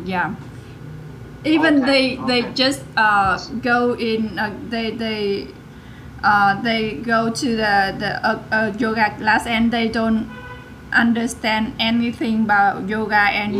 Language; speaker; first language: English; non-native, learner; Vietnamese